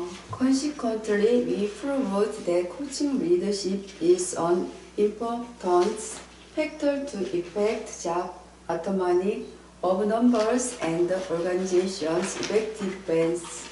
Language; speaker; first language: English; non-native, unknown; Korean